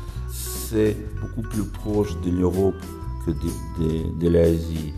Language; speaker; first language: French; non-native, fluent; Russian